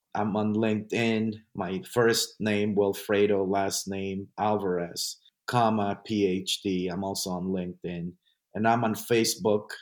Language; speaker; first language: English; non-native, fluent; Spanish